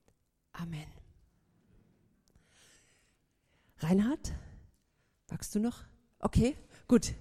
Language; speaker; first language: German; native; German